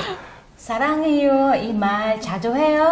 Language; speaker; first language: Korean; non-native, learner; Filipino